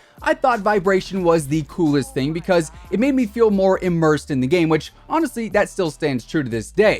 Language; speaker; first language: English; native; English